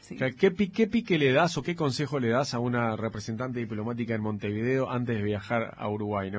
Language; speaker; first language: Spanish; native; Spanish